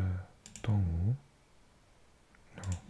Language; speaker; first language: Chinese; non-native, learner; English